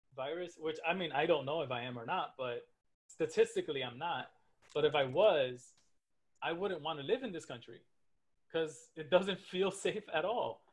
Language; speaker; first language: English; native; English